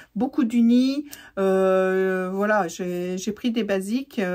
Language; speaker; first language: French; native; French